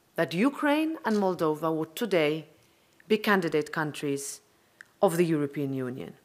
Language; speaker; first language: English; non-native, local second language; Maltese